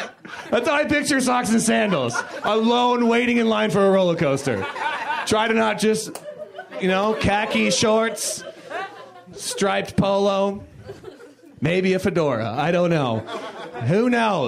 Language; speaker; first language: English; native; English